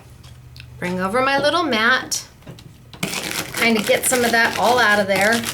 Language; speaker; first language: English; native; English